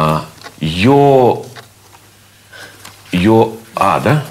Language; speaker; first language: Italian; non-native, learner; Russian